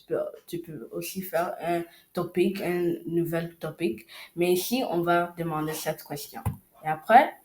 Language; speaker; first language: French; non-native, learner; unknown